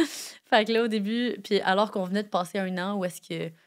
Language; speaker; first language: French; native; French